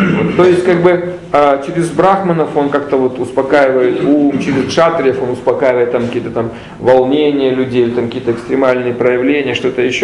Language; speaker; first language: Russian; native; Russian